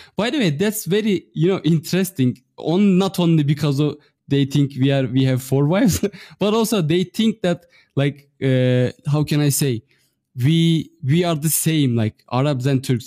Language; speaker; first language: English; non-native, fluent; Turkish